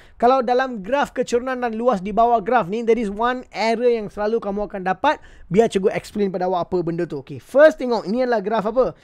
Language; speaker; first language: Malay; non-native, local second language; Tamil